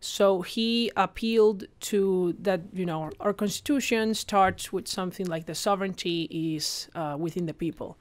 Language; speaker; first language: English; non-native, fluent; Spanish